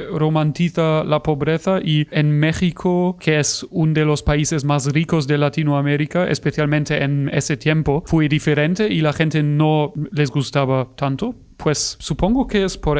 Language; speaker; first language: Spanish; non-native, fluent; German